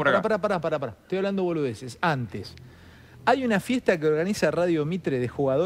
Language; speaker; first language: Spanish; native; Spanish